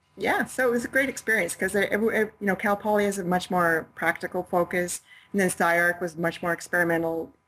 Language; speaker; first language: English; native; English